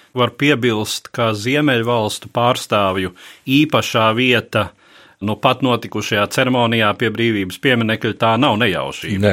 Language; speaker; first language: Latvian; native; Latvian